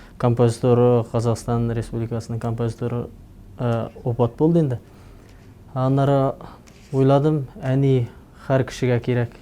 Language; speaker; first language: Tatar; early bilingual, heritage; Tatar